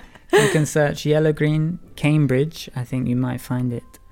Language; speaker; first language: English; native; English